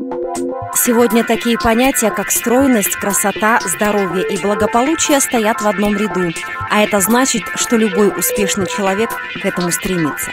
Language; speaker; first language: Russian; native; Russian